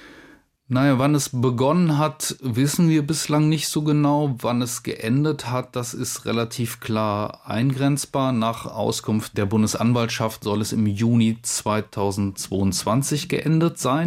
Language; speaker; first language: German; native; German